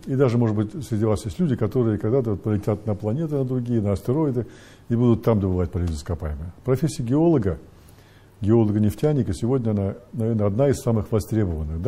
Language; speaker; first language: Russian; native; Russian